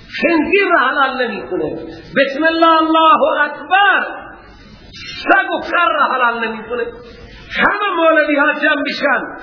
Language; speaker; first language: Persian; non-native, local second language; Baluchi